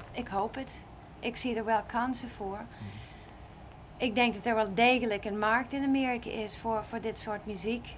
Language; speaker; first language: Dutch; non-native, fluent; English